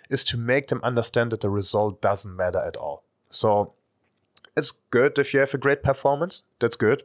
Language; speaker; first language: English; non-native, fluent; German